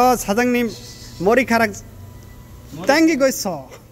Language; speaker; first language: Korean; non-native, learner; Bangla